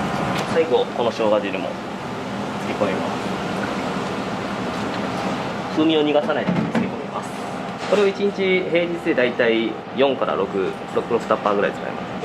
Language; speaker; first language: Japanese; native; Japanese